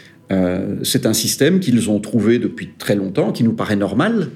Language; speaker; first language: French; native; French